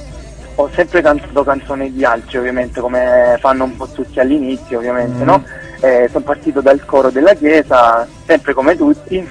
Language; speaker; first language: Italian; native; Italian